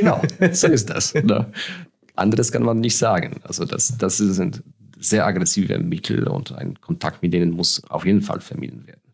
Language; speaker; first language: German; non-native, fluent; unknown